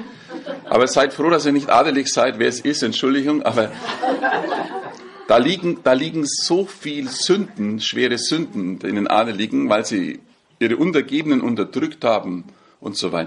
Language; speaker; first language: German; native; German